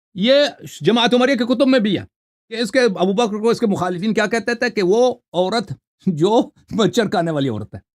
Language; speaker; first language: Urdu; non-native, fluent; Persian